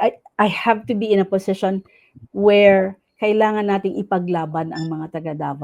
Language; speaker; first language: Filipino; non-native, local second language; Cebuano